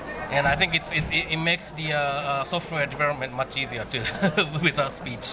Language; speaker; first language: English; non-native, fluent; Japanese